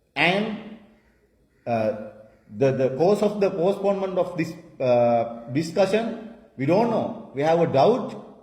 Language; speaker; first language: English; non-native, local second language; Sinhala